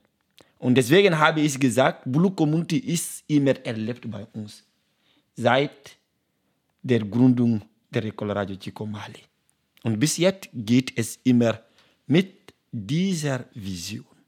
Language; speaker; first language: German; non-native, learner; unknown